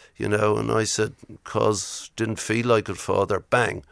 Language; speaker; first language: English; native; English